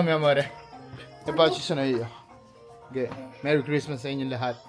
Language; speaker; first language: Italian; early bilingual, other home language; Filipino